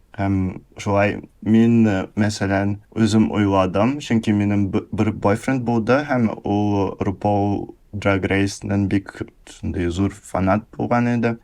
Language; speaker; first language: Tatar; early bilingual, heritage; Russian